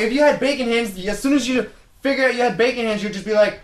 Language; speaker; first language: English; native; English